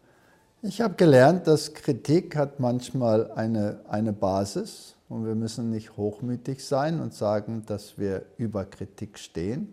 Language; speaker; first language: German; early bilingual, heritage; German